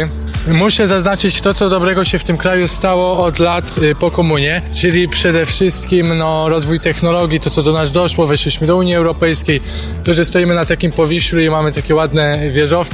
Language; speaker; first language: Polish; native; Polish